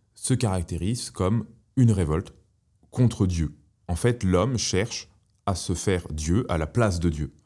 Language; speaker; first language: French; native; French